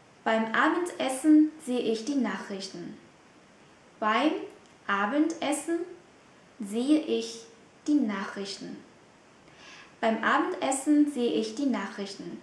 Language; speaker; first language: German; non-native, fluent; Vietnamese